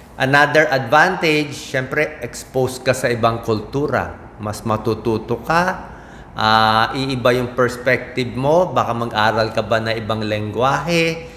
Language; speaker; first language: Filipino; native; Filipino